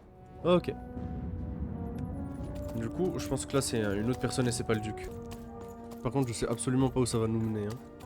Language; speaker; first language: French; native; French